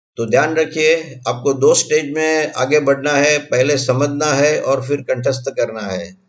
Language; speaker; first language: Hindi; non-native, local second language; Gujarati